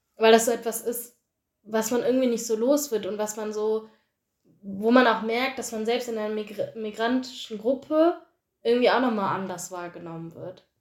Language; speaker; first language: German; early bilingual, other home language; Tamil